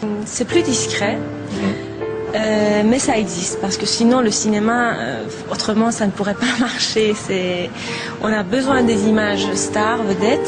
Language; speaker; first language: French; non-native, fluent; Persian